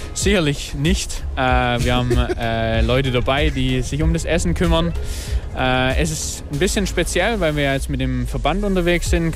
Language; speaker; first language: German; native; German